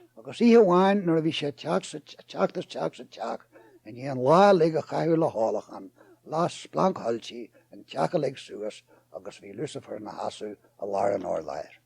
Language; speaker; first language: Irish; native; Irish